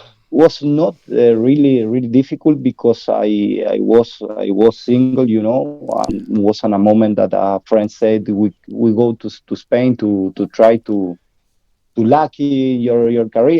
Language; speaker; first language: English; non-native, learner; Spanish